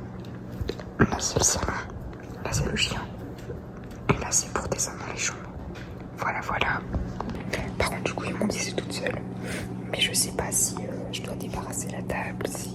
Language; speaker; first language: French; native; French